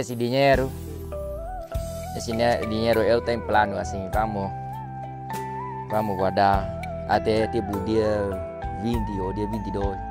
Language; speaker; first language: Portuguese; non-native, learner; Vietnamese